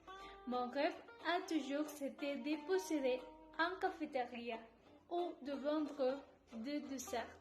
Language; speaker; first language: French; non-native, learner; Spanish